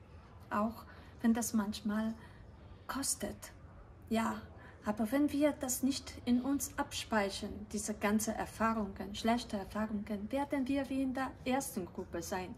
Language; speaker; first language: German; non-native, fluent; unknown